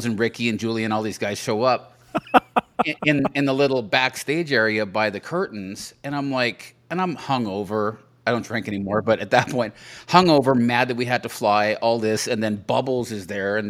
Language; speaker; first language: English; native; English